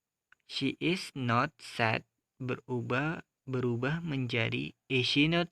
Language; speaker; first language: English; non-native, fluent; Indonesian